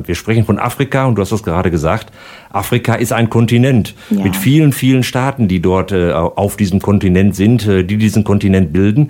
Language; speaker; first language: German; native; German